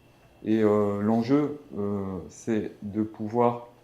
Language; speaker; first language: French; native; French